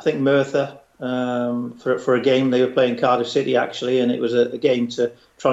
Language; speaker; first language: English; native; English